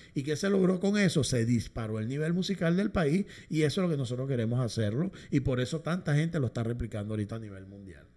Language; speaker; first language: Spanish; native; Spanish